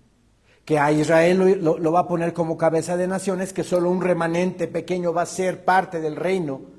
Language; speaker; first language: Spanish; native; Spanish